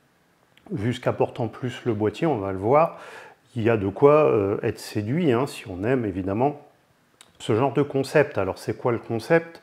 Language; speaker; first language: French; native; French